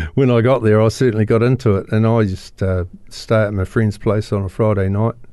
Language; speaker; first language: English; native; English